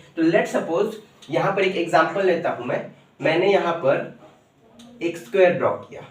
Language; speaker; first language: Hindi; non-native, local second language; Marathi